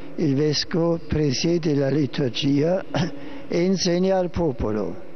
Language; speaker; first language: Italian; non-native, fluent; German